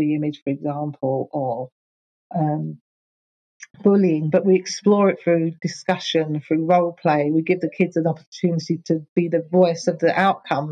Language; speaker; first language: English; native; English